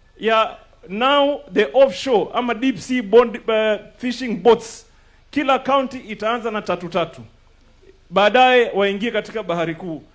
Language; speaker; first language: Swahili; native; Swahili